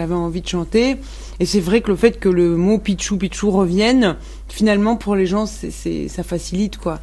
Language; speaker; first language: French; non-native, local second language; Arabic